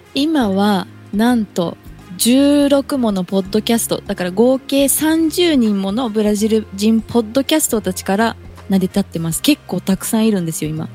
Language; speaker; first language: Japanese; early bilingual, other home language; Portuguese